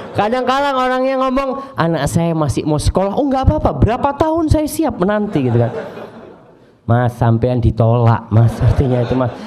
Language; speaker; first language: Indonesian; native; Indonesian